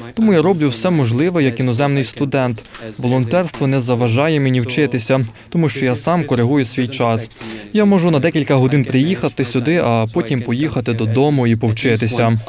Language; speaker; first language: Ukrainian; non-native, fluent; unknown